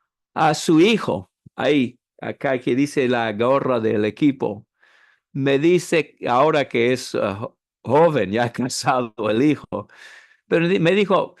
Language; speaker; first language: Spanish; non-native, fluent; English